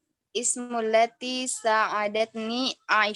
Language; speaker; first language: Arabic; non-native, learner; Indonesian